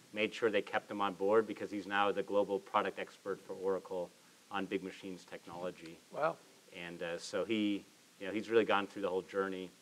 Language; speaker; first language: English; native; English